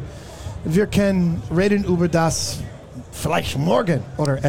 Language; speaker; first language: German; non-native, learner; English